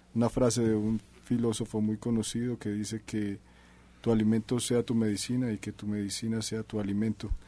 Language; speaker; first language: Spanish; native; Spanish